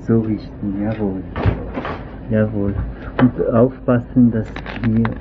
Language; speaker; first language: German; non-native, local second language; French